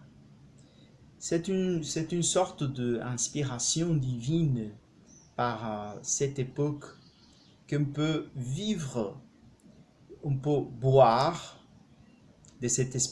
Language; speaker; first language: French; non-native, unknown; Spanish